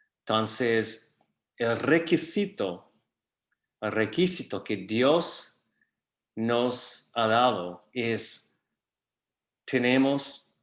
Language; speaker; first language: Spanish; non-native, fluent; English